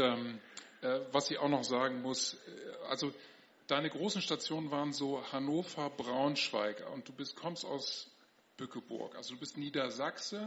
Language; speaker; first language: German; native; German